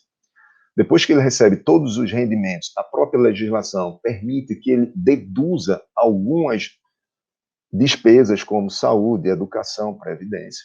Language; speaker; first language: Portuguese; native; Portuguese